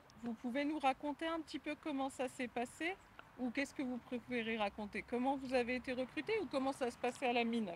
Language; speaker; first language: French; native; French